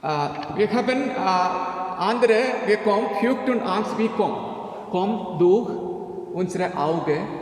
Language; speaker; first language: German; non-native, learner; Malayalam